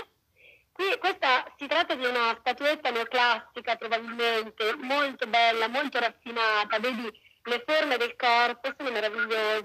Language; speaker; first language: Italian; native; Italian